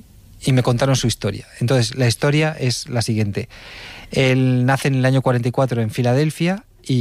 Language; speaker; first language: Spanish; native; Spanish